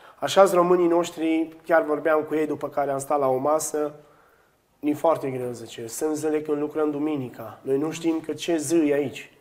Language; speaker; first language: Romanian; native; Romanian